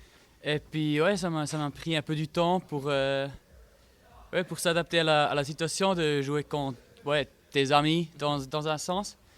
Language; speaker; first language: French; non-native, fluent; German